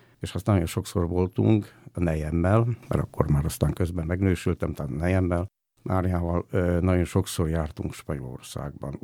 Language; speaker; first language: Hungarian; native; Hungarian